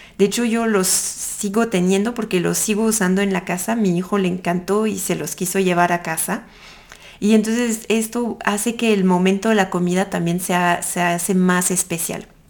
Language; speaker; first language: Spanish; non-native, fluent; French